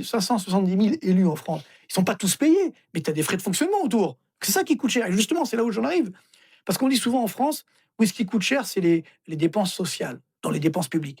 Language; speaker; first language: French; native; French